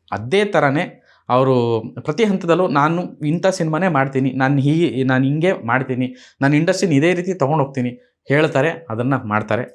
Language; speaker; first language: Kannada; native; Kannada